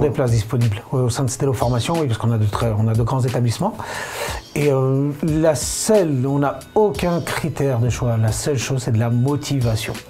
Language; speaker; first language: French; native; French